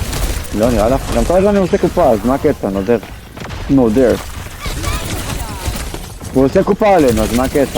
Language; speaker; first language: Hebrew; native; Hebrew